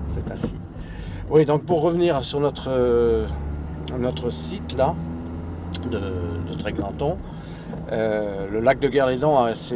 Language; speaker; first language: French; native; French